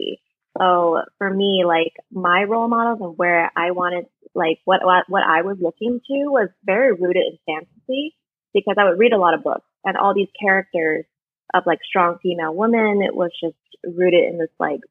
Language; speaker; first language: English; native; English